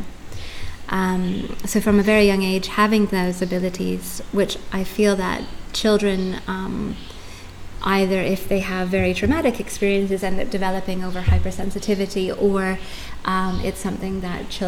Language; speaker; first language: English; native; English